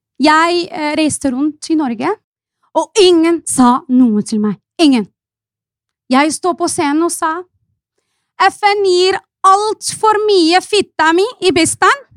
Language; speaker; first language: Norwegian; non-native, fluent; Arabic